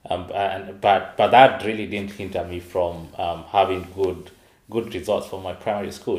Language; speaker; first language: English; non-native, local second language; Kamba